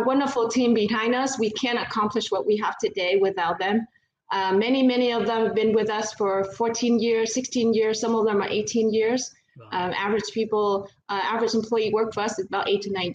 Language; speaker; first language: English; non-native, fluent; Vietnamese